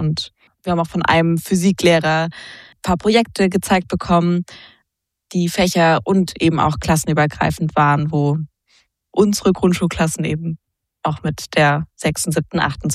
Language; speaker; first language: German; native; German